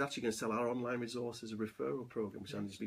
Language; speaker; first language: English; native; English